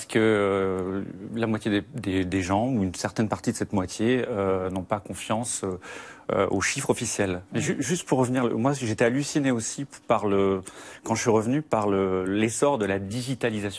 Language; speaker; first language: French; native; French